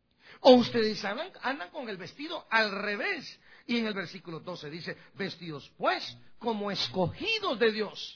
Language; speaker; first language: Spanish; native; Spanish